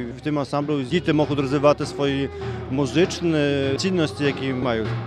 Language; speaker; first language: Ukrainian; early bilingual, heritage; Ukrainian